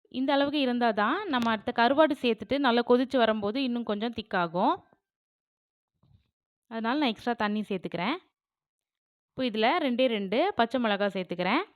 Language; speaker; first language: Tamil; native; Tamil